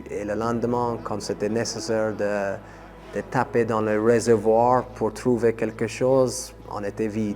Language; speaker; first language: French; non-native, fluent; English